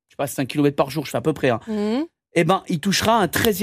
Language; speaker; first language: French; native; French